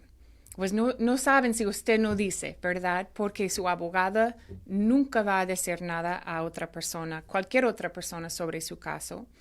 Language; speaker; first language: Spanish; non-native, fluent; English